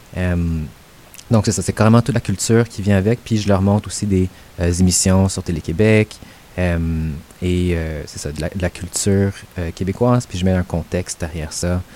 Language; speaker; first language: French; native; French